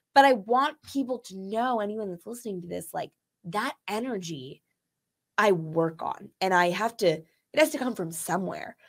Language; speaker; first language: English; native; English